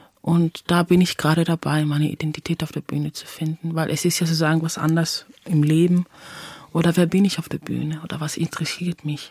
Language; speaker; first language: German; non-native, fluent; English